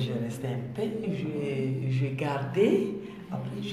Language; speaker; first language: French; non-native, learner; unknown